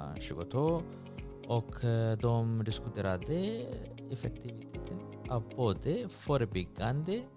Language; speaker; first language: Swedish; non-native, fluent; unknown